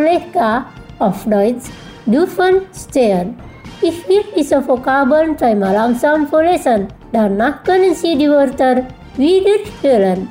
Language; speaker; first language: German; non-native, fluent; Indonesian